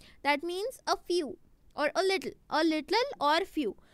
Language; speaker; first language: English; non-native, local second language; Hindi